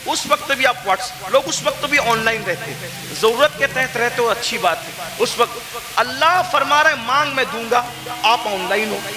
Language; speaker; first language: Urdu; native; Urdu